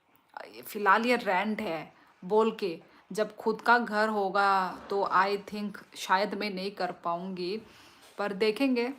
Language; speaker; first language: Hindi; non-native, local second language; Kok Borok